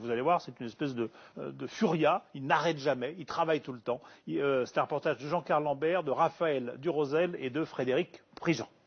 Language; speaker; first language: French; native; French